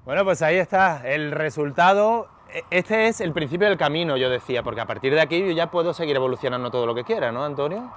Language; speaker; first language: Spanish; native; Spanish